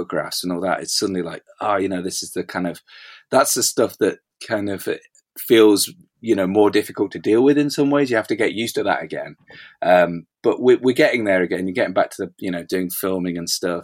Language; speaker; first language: English; native; English